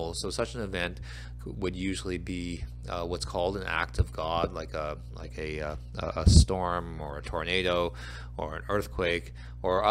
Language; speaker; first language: English; native; English